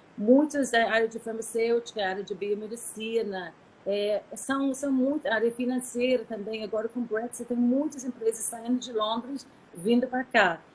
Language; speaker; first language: Portuguese; non-native, fluent; English